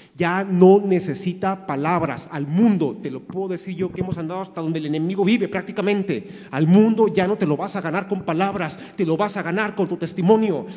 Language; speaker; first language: Spanish; native; Spanish